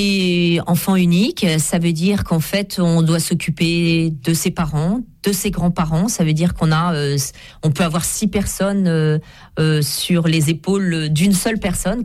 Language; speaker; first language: French; native; French